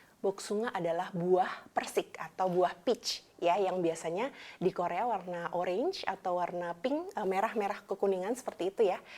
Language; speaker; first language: Indonesian; native; Indonesian